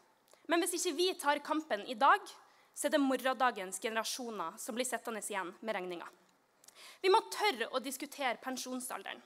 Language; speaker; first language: Norwegian; native; Norwegian